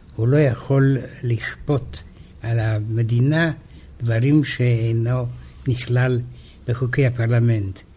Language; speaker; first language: Hebrew; non-native, fluent; Romanian